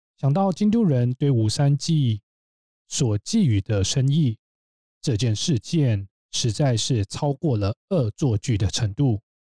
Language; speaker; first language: Chinese; native; Chinese